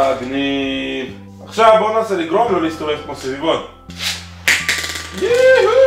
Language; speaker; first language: Hebrew; native; Hebrew